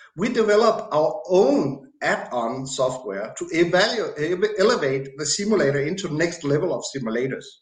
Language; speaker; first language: English; non-native, fluent; Danish